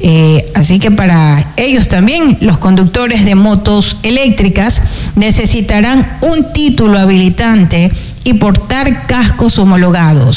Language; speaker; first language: Spanish; native; Spanish